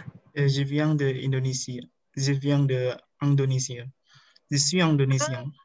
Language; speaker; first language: French; non-native, learner; Indonesian